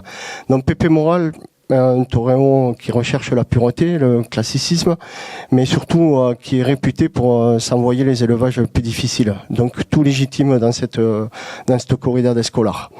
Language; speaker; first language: French; native; French